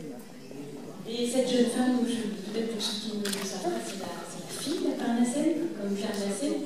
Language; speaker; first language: French; native; French